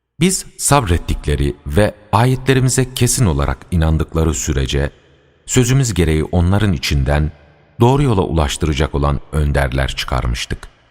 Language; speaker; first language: Turkish; native; Turkish